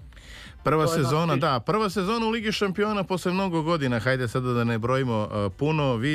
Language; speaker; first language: Serbian; native; Serbian